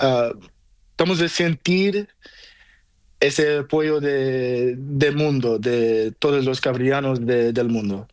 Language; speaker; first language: Spanish; non-native, learner; Portuguese